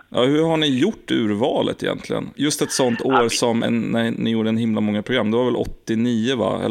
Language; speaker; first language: Swedish; native; Swedish